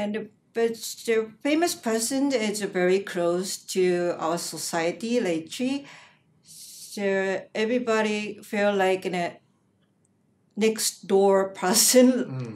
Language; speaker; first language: English; non-native, learner; Japanese